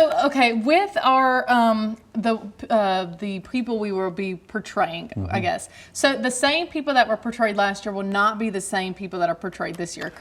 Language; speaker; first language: English; native; English